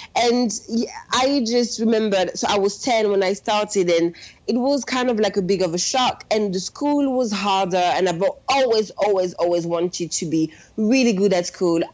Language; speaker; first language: English; non-native, fluent; French